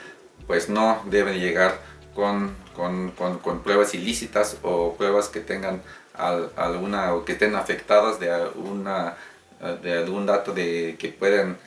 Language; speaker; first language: Spanish; native; Spanish